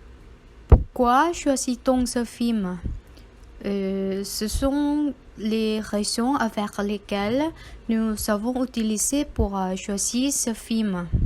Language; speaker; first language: French; non-native, learner; Thai